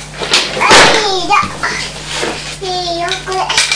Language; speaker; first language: Japanese; native; Japanese